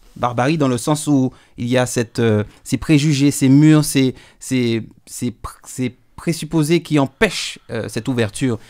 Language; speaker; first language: French; native; French